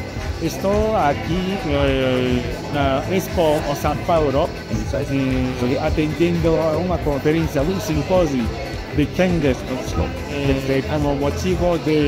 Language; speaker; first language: Portuguese; non-native, fluent; Japanese